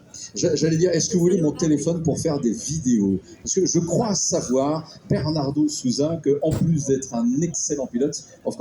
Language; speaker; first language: French; native; French